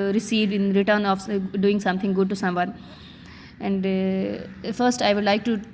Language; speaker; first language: English; non-native, local second language; Urdu